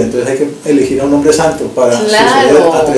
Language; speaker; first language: Spanish; native; Spanish